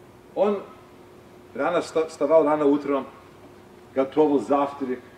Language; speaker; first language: Russian; non-native, fluent; English